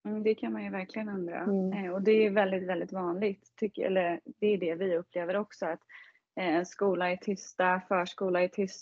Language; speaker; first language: Swedish; native; Swedish